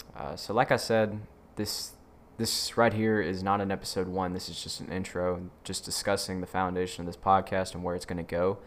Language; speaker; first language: English; native; English